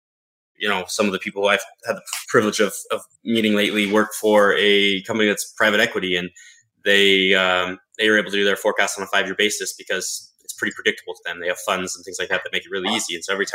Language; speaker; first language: English; native; English